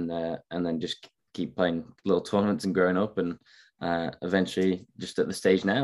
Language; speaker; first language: English; native; English